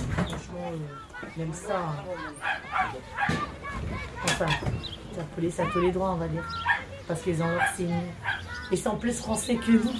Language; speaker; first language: French; non-native, local second language; Romany